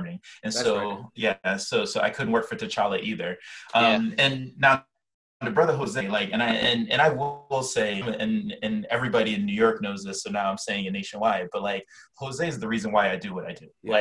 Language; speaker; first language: English; native; English